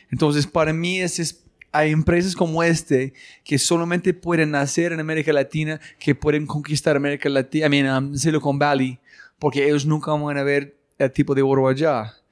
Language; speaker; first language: Spanish; non-native, learner; English